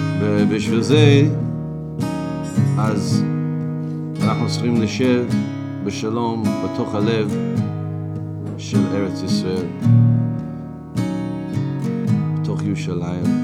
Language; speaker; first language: Hebrew; non-native, fluent; English